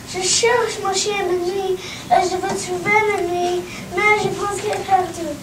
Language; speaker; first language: French; non-native, learner; English